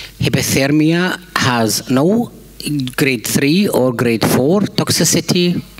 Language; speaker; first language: English; non-native, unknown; Arabic